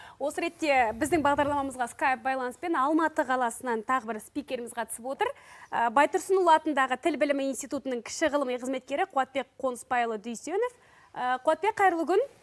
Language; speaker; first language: Kazakh; native; Kazakh